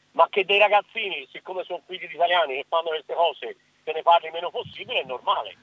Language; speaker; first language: Italian; native; Italian